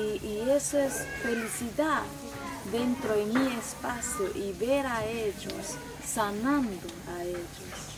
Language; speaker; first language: Spanish; non-native, local second language; Shipibo-Conibo